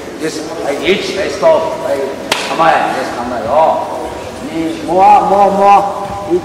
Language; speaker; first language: English; non-native, learner; Japanese